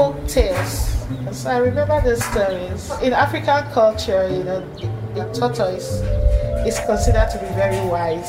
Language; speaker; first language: English; non-native, local second language; Igbo